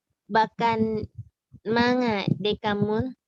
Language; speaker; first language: Indonesian; non-native, learner; Thai